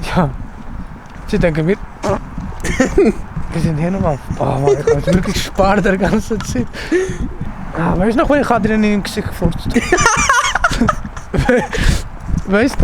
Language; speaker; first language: German; non-native, fluent; Spanish